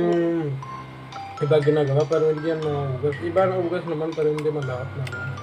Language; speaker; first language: Filipino; non-native, learner; Punjabi